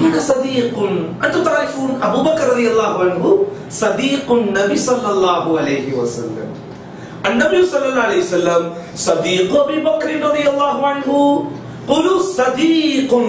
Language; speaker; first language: Arabic; non-native, fluent; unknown